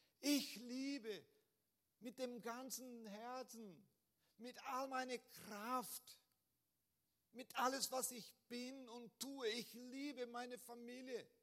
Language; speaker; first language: German; non-native, fluent; Portuguese